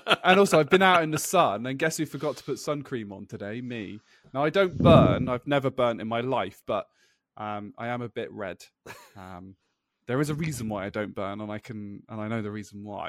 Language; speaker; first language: English; native; English